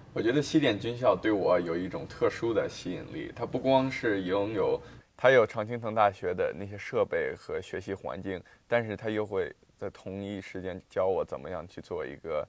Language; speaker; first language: Chinese; early bilingual, heritage; Chinese